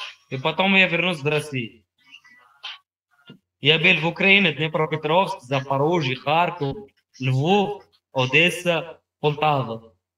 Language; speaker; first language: Russian; non-native, learner; Arabic